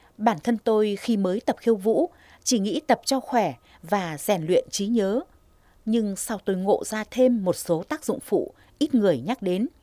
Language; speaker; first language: Vietnamese; native; Vietnamese